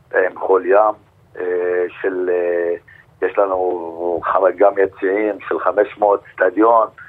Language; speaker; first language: Hebrew; non-native, local second language; Arabic